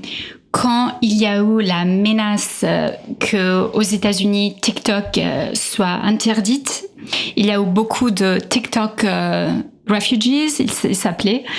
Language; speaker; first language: French; non-native, fluent; Italian